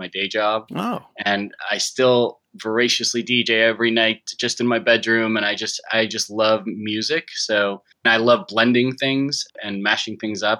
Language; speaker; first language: English; early bilingual, other home language; Japanese